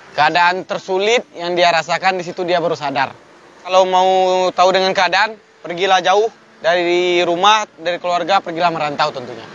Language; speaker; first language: Indonesian; non-native, local second language; Minangkabau